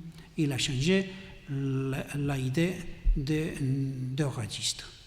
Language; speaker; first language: French; non-native, learner; Catalan